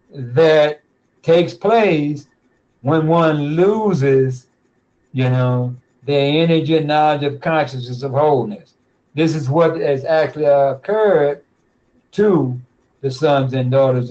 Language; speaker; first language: English; native; English